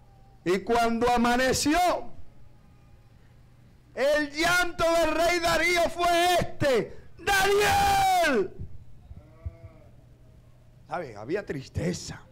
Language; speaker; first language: Spanish; native; Spanish